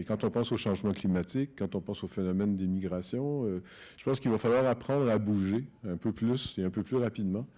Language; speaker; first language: French; native; French